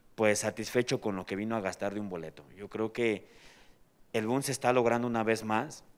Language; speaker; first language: Spanish; native; Spanish